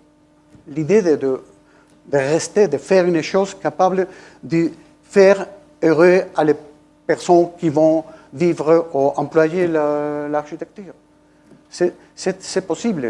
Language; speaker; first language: French; non-native, fluent; Spanish